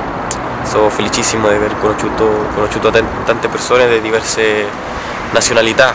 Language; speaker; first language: Italian; non-native, fluent; Spanish